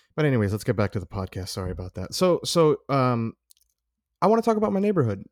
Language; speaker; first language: English; early bilingual, other home language; Filipino